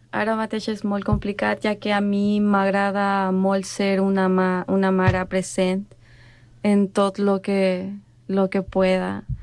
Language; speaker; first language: Catalan; non-native, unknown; Spanish